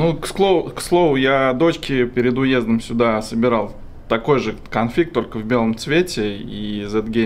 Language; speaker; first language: Russian; native; Russian